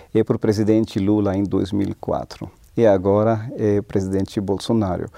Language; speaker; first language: Portuguese; non-native, fluent; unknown